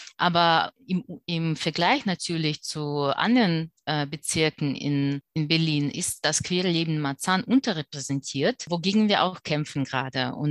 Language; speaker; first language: German; non-native, fluent; Russian